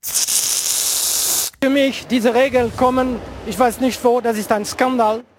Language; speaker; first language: German; non-native, fluent; French